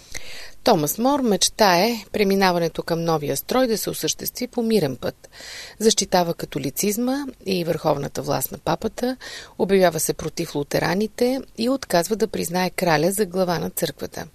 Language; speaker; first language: Bulgarian; native; Bulgarian